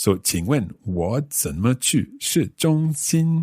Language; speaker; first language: Chinese; non-native, learner; English